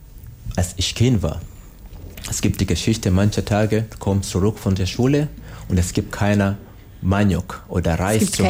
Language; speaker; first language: German; non-native, learner; Swahili